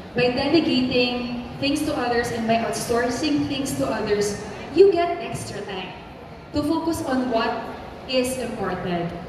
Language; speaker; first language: English; non-native, local second language; Filipino